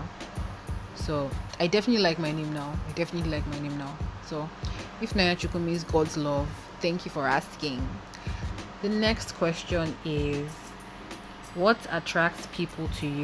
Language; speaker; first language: English; non-native, local second language; Igbo